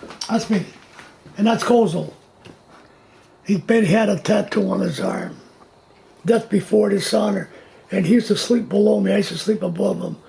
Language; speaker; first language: English; native; English